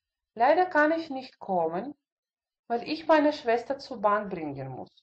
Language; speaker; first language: German; non-native, fluent; Russian